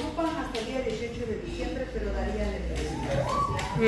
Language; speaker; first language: Spanish; native; Spanish